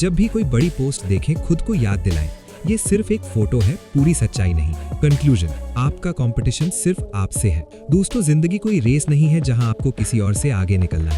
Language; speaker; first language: Hindi; native; Hindi